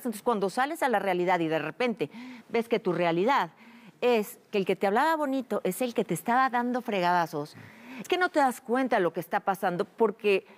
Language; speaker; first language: Spanish; native; Spanish